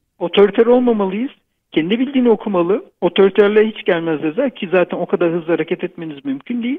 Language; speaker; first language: Turkish; native; Turkish